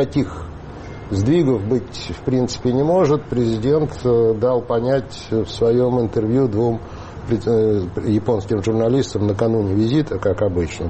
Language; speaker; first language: Russian; native; Russian